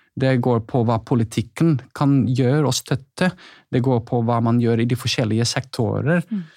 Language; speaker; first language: Norwegian; non-native, fluent; Dutch